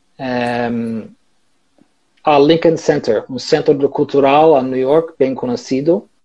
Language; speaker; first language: Portuguese; non-native, learner; English